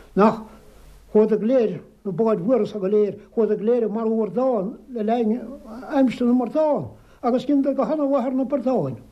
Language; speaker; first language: Irish; native; Irish